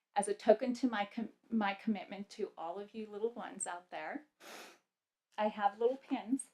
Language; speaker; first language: English; early bilingual, other home language; Punjabi